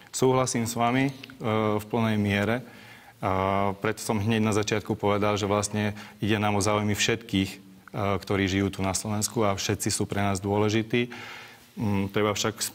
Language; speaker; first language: Slovak; non-native, local second language; Hungarian